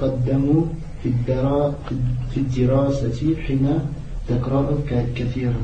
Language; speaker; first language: Arabic; non-native, learner; French